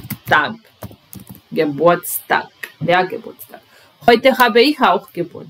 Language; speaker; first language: German; non-native, fluent; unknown